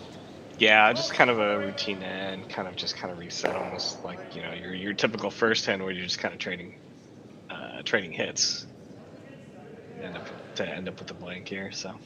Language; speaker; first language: English; native; English